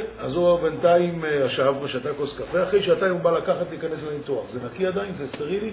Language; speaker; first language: Hebrew; native; Hebrew